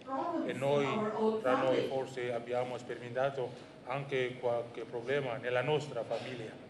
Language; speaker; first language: Italian; non-native, learner; Indonesian